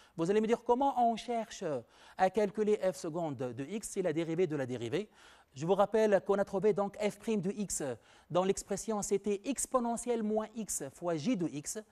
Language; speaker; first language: French; non-native, local second language; Arabic